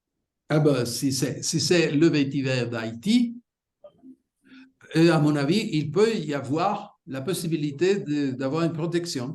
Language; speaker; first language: French; non-native, fluent; Spanish